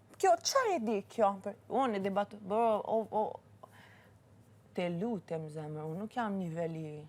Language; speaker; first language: Albanian; early bilingual, heritage; Albanian